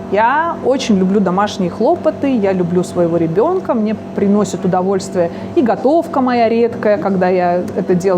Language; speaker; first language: Russian; non-native, local second language; Tajik